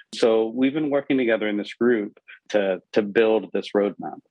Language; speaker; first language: English; non-native, local second language; Urdu